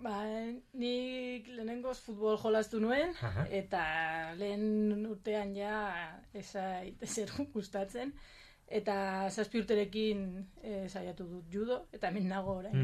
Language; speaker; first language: Basque; non-native, local second language; Spanish